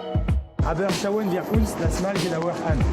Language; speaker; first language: German; non-native, fluent; French